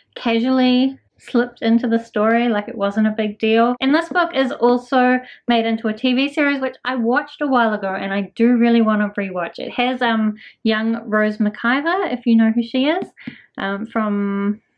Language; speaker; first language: English; native; English